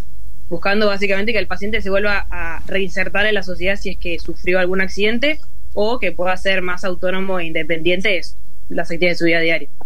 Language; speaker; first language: Spanish; native; Spanish